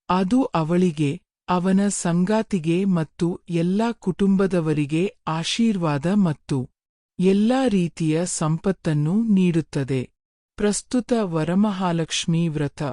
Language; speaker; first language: Kannada; native; Kannada